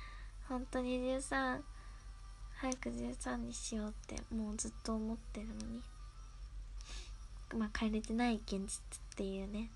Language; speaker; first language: Japanese; native; Japanese